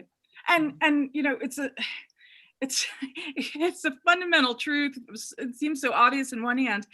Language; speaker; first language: English; native; English